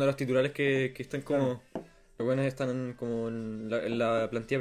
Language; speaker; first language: Spanish; native; Spanish